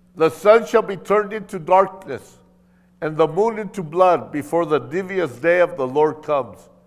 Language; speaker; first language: English; early bilingual, other home language; Spanish